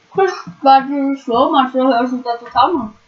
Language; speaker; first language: Norwegian; native; Norwegian